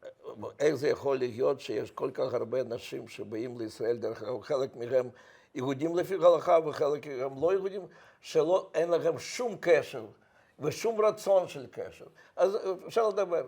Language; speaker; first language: Hebrew; non-native, fluent; Russian